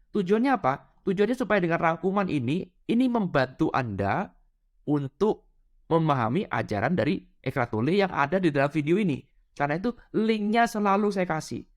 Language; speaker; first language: Indonesian; non-native, local second language; Madurese